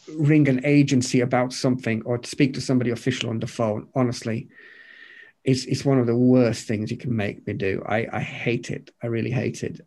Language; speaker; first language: English; non-native, fluent; Romanian